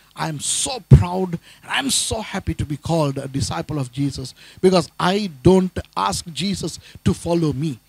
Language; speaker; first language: English; non-native, local second language; Tamil